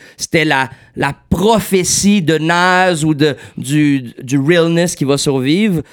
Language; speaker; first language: French; native; French